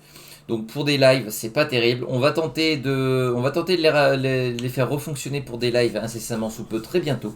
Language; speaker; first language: French; native; French